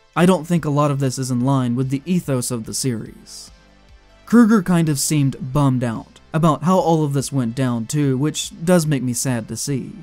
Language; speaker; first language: English; native; English